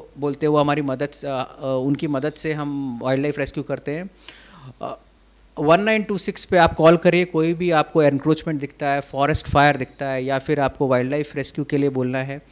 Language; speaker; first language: Hindi; native; Hindi